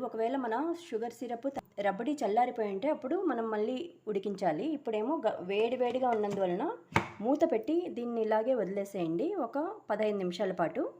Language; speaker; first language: Telugu; non-native, local second language; Urdu